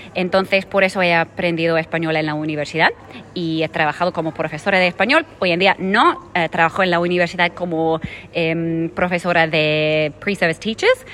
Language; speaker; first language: Spanish; non-native, fluent; German